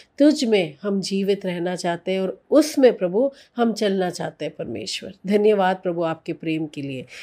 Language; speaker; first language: Hindi; non-native, local second language; Telugu